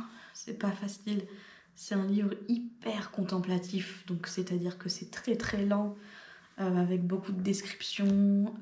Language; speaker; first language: French; native; French